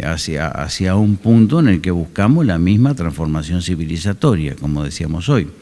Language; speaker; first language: Spanish; native; Spanish